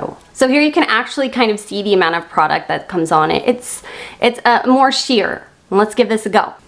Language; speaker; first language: English; native; English